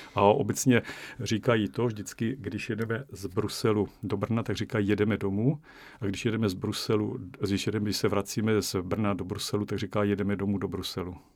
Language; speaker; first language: Czech; native; Czech